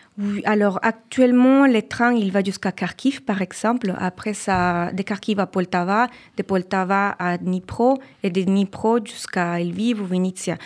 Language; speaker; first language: French; non-native, fluent; Spanish